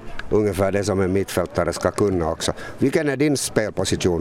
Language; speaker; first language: Swedish; native; Swedish